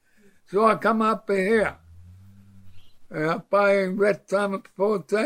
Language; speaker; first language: English; non-native, learner; Italian